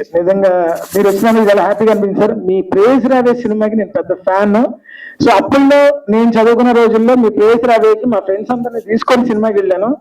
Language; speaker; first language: Telugu; native; Telugu